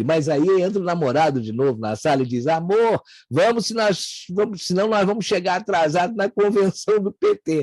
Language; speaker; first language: Portuguese; native; Portuguese